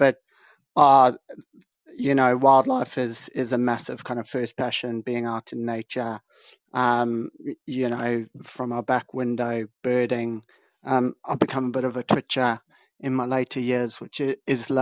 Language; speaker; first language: English; native; English